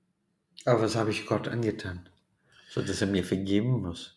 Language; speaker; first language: German; non-native, fluent; Portuguese